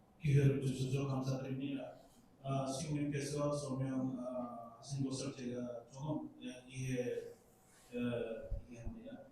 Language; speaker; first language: Korean; non-native, learner; Indonesian